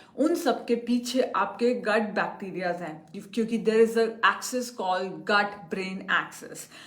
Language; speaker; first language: Hindi; native; Hindi